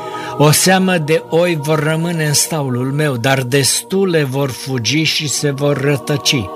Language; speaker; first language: Romanian; native; Romanian